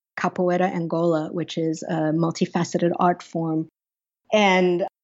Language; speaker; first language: English; native; English